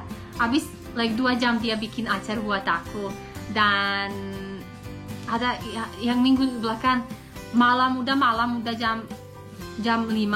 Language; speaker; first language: Indonesian; non-native, learner; English